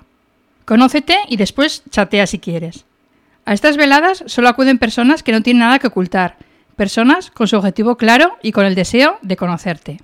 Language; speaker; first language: Spanish; native; Spanish